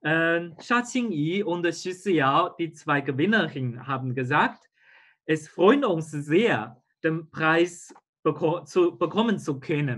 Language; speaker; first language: German; non-native, fluent; Chinese